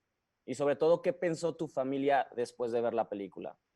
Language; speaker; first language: Spanish; native; Spanish